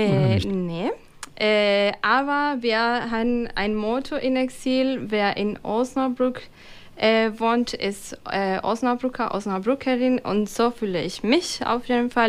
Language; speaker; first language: German; non-native, fluent; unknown